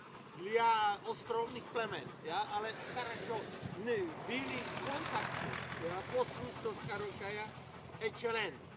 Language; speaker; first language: Russian; non-native, learner; Czech